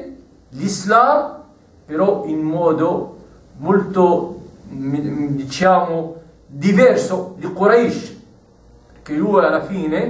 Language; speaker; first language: Italian; non-native, fluent; Arabic